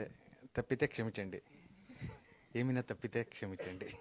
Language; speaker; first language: Telugu; non-native, learner; Kannada